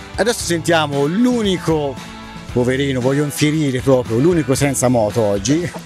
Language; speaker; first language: Italian; native; Italian